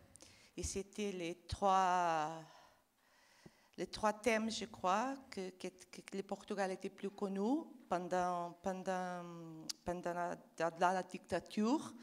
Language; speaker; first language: French; non-native, fluent; Portuguese